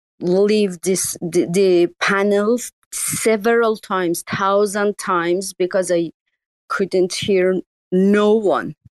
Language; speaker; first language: English; non-native, learner; Persian